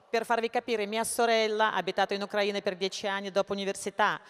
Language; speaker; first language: Italian; non-native, fluent; Russian